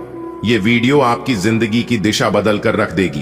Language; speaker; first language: Hindi; native; Hindi